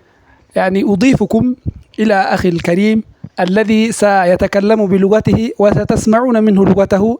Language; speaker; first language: Arabic; non-native, fluent; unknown